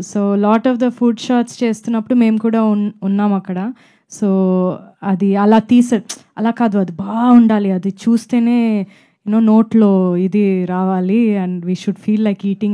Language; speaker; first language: Telugu; non-native, fluent; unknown